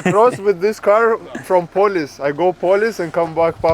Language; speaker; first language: English; non-native, learner; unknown